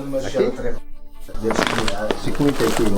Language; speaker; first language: Spanish; non-native, learner; Arabic